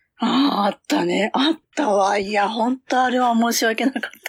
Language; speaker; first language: Japanese; native; Japanese